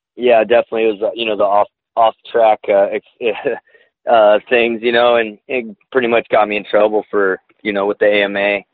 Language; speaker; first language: English; native; English